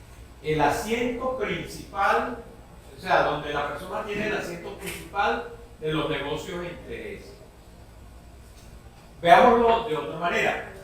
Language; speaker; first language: Spanish; native; Spanish